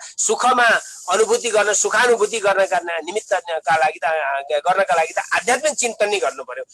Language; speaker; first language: Nepali; native; Nepali